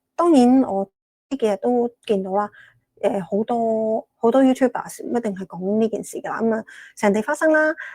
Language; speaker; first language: Cantonese; native; Cantonese